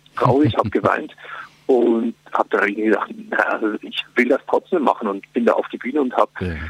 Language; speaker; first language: German; native; German